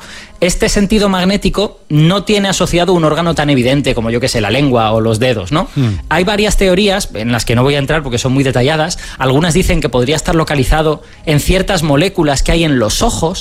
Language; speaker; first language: Spanish; native; Spanish